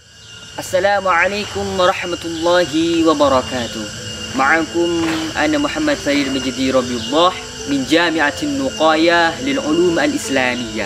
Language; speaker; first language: Arabic; non-native, learner; Indonesian